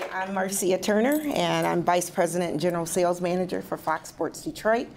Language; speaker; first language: English; native; English